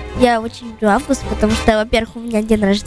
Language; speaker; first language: Russian; early bilingual, heritage; Russian